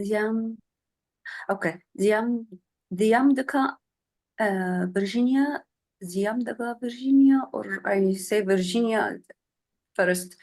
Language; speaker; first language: English; non-native, fluent; Arabic